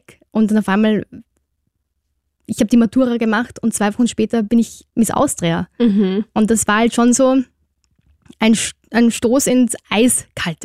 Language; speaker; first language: German; native; German